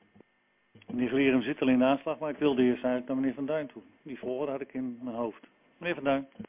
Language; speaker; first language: Dutch; native; Dutch